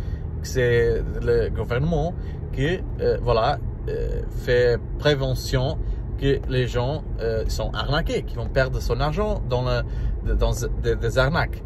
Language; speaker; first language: French; non-native, learner; Portuguese